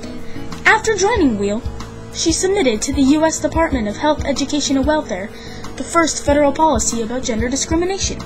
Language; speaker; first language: English; native; English